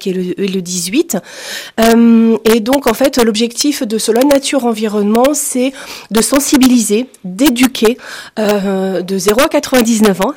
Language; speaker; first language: French; native; French